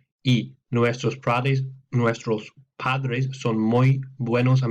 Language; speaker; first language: Spanish; non-native, fluent; English